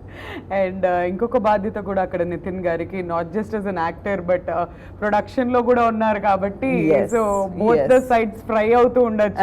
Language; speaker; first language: Telugu; native; Telugu